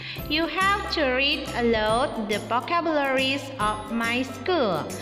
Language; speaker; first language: English; non-native, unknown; Indonesian